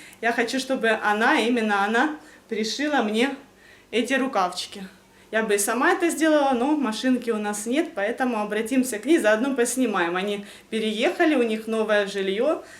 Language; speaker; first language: Russian; native; Russian